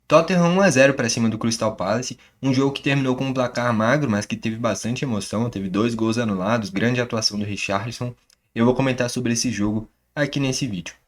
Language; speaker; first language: Portuguese; native; Portuguese